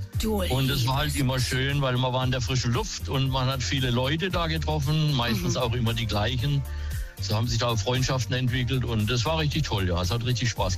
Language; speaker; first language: German; native; German